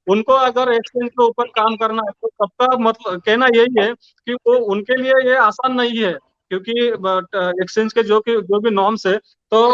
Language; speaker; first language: Hindi; non-native, local second language; Marathi